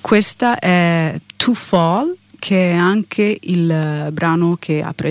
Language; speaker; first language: Italian; native; Italian